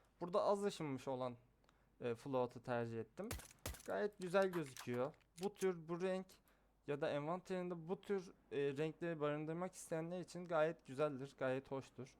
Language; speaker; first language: Turkish; native; Turkish